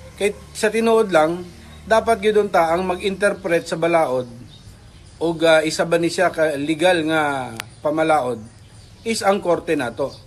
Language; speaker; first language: Cebuano; native; Cebuano